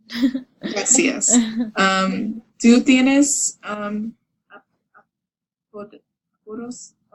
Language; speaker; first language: Spanish; non-native, learner; English